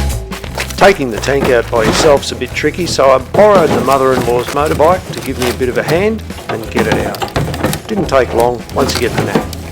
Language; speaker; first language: English; native; English